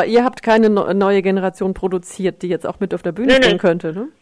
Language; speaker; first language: German; native; German